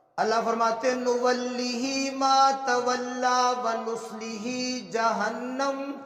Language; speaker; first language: Urdu; non-native, local second language; Punjabi